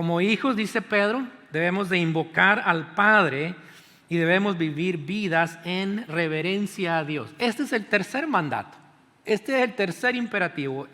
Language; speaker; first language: Spanish; native; Spanish